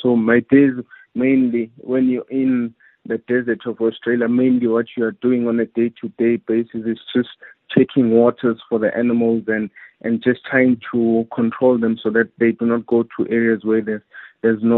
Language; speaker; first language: English; non-native, local second language; Zulu